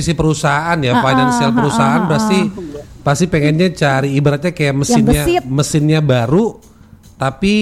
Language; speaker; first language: Indonesian; native; Indonesian